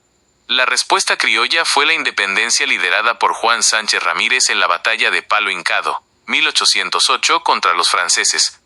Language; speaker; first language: Spanish; native; Spanish